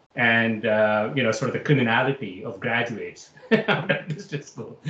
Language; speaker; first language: English; non-native, local second language; Malayalam